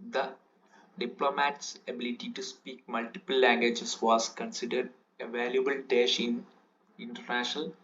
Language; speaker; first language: English; non-native, local second language; Malayalam